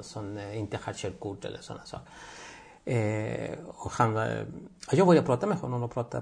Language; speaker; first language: Swedish; non-native, fluent; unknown